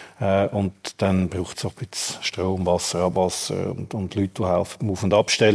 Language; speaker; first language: German; native; German